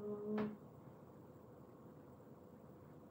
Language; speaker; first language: English; non-native, learner; Vietnamese